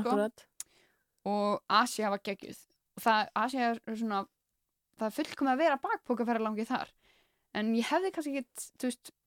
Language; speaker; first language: Icelandic; native; Icelandic